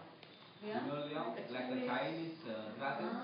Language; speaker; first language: English; non-native, learner; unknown